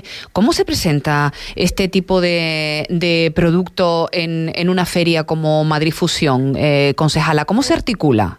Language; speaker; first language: Spanish; native; Spanish